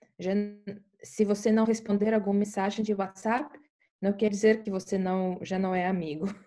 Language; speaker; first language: Portuguese; non-native, fluent; Estonian